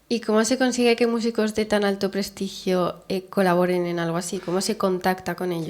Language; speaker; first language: Spanish; native; Spanish